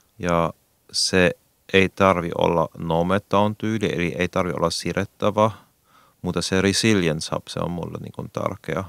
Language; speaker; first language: Finnish; non-native, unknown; German